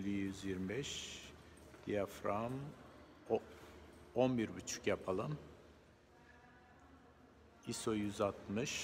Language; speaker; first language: Turkish; native; Turkish